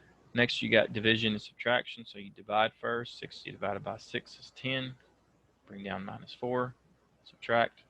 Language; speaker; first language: English; native; English